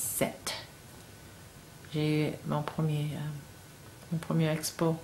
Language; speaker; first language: French; non-native, learner; English